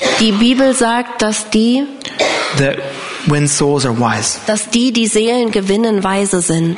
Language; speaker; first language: German; non-native, fluent; English